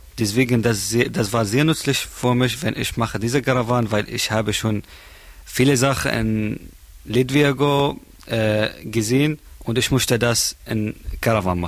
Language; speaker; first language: German; non-native, learner; Arabic